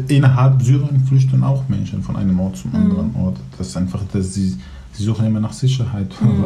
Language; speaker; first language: German; non-native, fluent; Kurdish